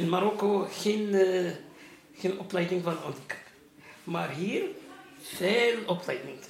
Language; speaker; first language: Dutch; non-native, learner; Arabic